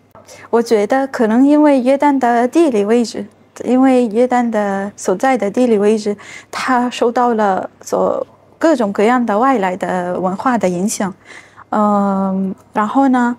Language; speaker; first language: Chinese; non-native, fluent; Arabic